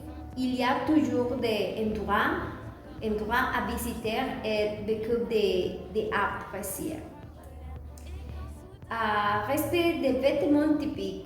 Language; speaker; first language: French; non-native, learner; Spanish